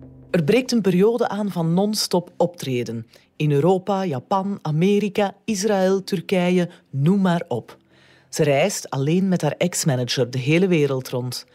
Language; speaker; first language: Dutch; native; Dutch